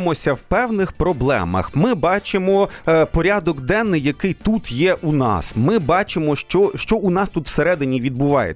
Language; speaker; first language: Ukrainian; native; Ukrainian